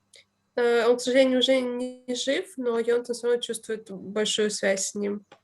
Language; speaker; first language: Russian; native; Russian